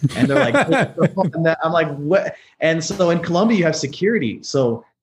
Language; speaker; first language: English; native; English